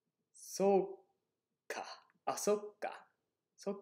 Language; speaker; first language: Japanese; non-native, fluent; English